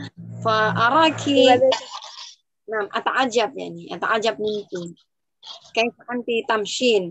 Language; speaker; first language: Arabic; non-native, fluent; Indonesian